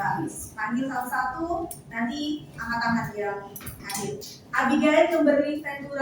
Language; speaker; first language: Indonesian; native; Indonesian